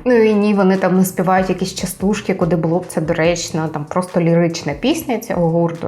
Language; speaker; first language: Ukrainian; native; Ukrainian